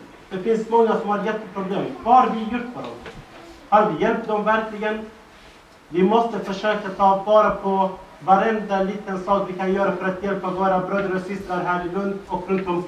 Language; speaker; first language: Swedish; non-native, fluent; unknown